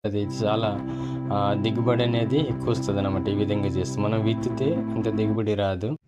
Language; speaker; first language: Telugu; non-native, local second language; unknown